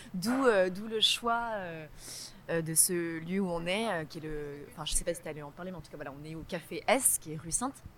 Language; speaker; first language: French; early bilingual, other home language; Vietnamese